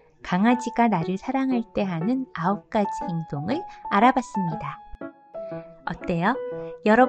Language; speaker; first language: Korean; native; Korean